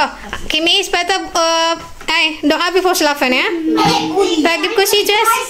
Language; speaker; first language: German; non-native, learner; Indonesian